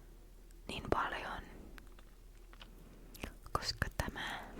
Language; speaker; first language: Finnish; non-native, learner; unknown